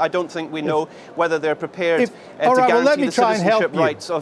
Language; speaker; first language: English; native; English